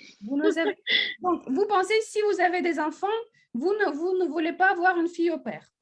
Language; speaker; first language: French; non-native, fluent; Russian